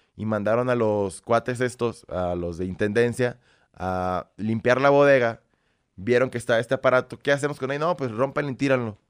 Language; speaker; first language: Spanish; early bilingual, other home language; Russian